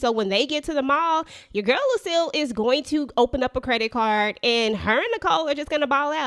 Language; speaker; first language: English; native; English